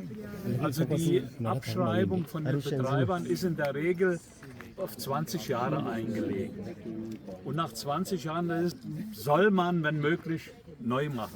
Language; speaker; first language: German; native; German